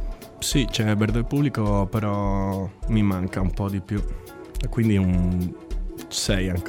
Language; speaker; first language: Italian; non-native, learner; Spanish